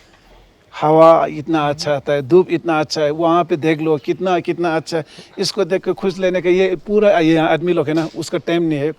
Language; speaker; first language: Hindi; non-native, local second language; Ladakhi